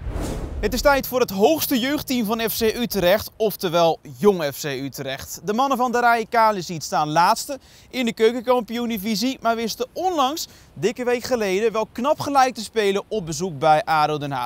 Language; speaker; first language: Dutch; native; Dutch